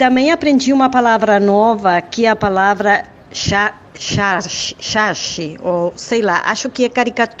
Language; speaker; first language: Portuguese; non-native, fluent; Spanish